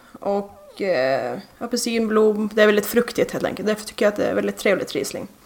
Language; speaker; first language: Swedish; native; Swedish